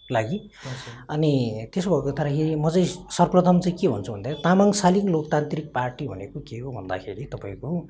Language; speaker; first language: Nepali; non-native, local second language; Eastern Tamang